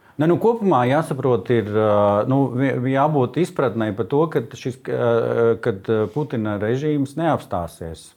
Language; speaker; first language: Latvian; native; Latvian